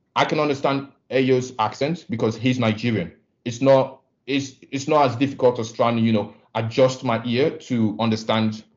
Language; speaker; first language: English; non-native, local second language; Igbo